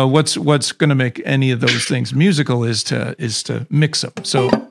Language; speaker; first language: English; native; English